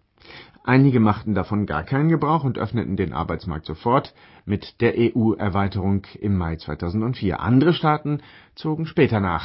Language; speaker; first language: German; native; German